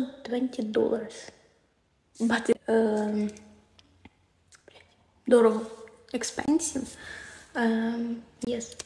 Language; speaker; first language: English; non-native, learner; Ukrainian